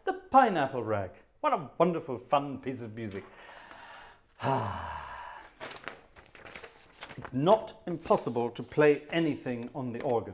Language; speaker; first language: English; native; English